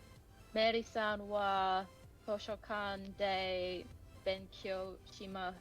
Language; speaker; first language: Japanese; non-native, learner; English